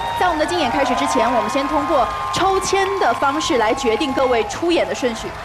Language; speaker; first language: Chinese; native; Chinese